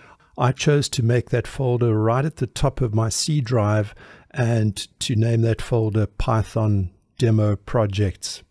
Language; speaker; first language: English; native; English